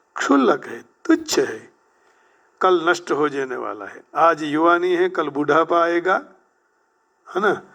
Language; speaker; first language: Hindi; non-native, local second language; Gujarati